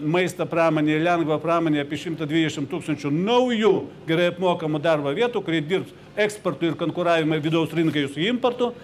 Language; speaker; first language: Lithuanian; non-native, fluent; Ukrainian